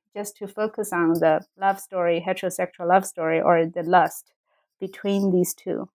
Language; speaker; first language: English; non-native, fluent; Chinese